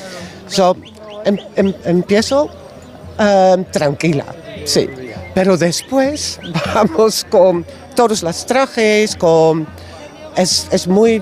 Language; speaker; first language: Spanish; non-native, learner; Dutch